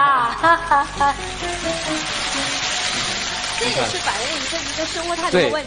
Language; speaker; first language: Chinese; native; Chinese